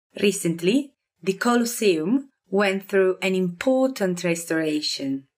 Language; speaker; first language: English; non-native, fluent; Italian